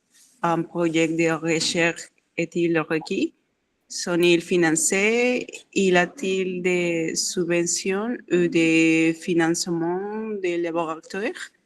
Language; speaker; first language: French; non-native, fluent; Spanish